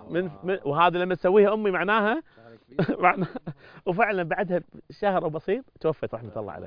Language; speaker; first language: Arabic; native; Arabic